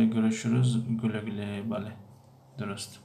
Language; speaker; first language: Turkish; non-native, fluent; Persian